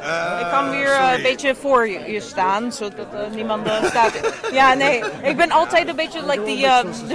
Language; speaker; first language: Dutch; non-native, fluent; English